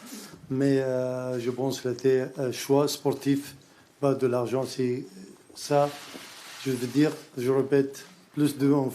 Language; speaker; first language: French; non-native, learner; Arabic